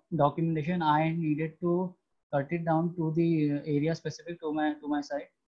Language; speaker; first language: English; non-native, local second language; Hindi